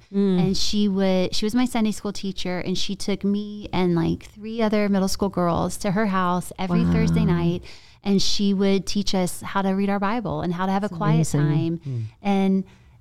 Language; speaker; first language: English; native; English